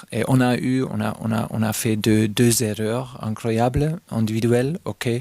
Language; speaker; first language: French; non-native, fluent; German